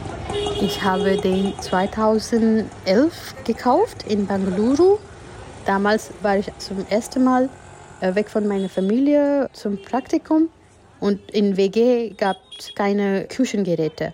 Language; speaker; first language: German; non-native, fluent; Gujarati